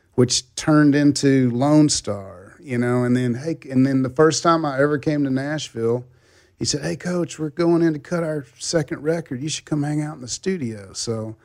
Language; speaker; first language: English; native; English